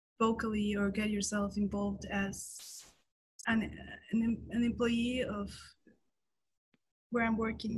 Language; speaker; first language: English; non-native, fluent; Spanish